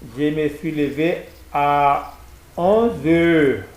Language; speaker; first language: French; non-native, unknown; Portuguese